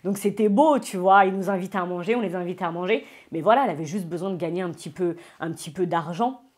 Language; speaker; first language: French; native; French